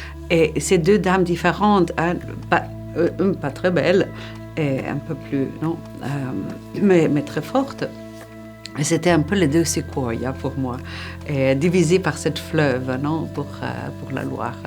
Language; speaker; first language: French; non-native, fluent; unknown